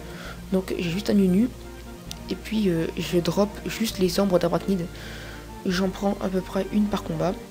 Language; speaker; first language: French; native; French